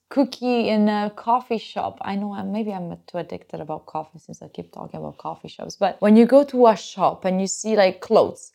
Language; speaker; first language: English; non-native, fluent; Italian